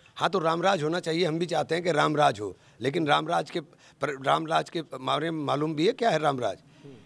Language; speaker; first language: Hindi; native; Hindi